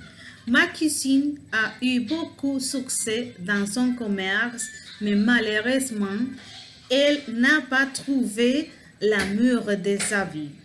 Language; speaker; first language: French; non-native, learner; Spanish